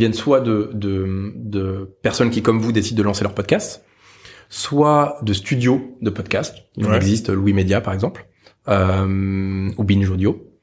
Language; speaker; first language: French; native; French